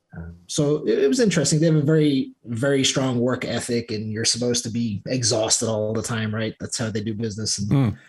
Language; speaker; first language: English; native; English